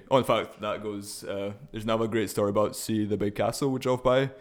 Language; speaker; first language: English; early bilingual, other home language; Russian